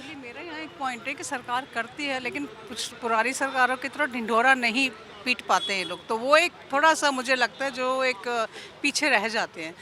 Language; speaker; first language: Hindi; native; Hindi